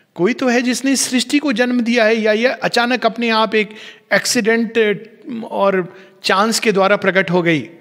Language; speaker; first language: Hindi; native; Hindi